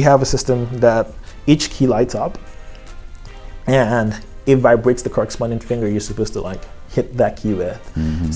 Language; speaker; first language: English; non-native, local second language; Yoruba